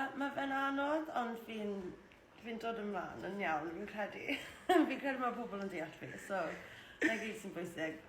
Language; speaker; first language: Welsh; non-native, learner; English